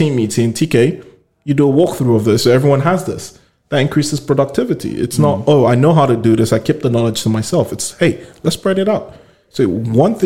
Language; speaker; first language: English; non-native, local second language; Yoruba